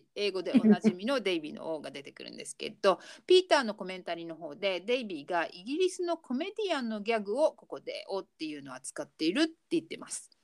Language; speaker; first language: Japanese; native; Japanese